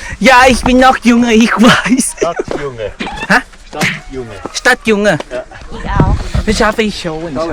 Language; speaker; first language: German; non-native, fluent; Thai